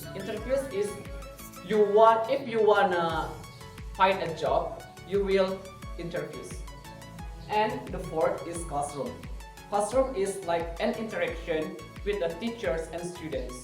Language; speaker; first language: English; non-native, learner; Indonesian